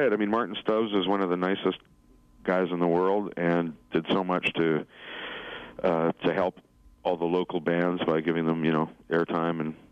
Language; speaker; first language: English; native; English